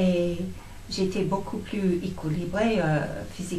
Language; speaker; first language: French; non-native, fluent; English